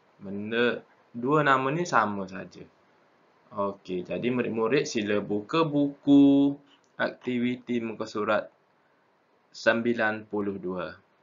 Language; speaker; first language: Malay; native; Malay